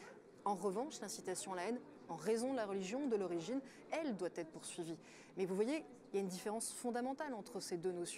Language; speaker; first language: French; native; French